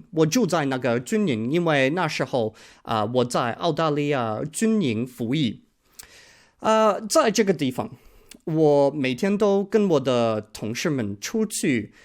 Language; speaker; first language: Chinese; non-native, learner; English